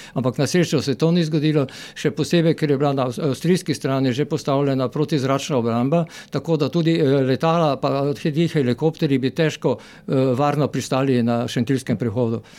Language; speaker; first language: Slovenian; native; Slovenian